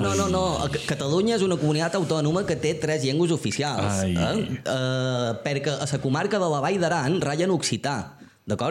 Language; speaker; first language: Catalan; native; Catalan